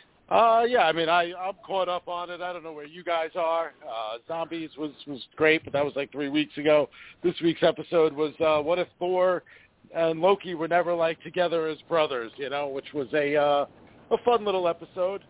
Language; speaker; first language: English; native; English